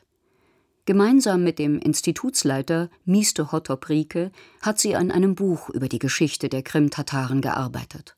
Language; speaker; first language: German; native; German